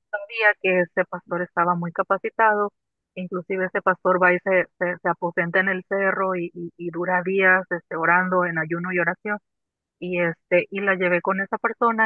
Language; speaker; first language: Spanish; native; Spanish